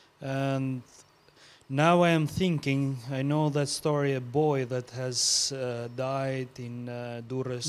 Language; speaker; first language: English; non-native, learner; Albanian